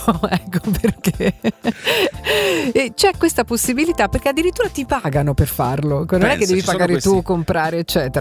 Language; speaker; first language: Italian; native; Italian